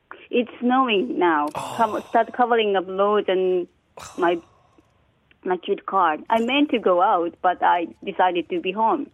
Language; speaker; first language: English; non-native, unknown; Japanese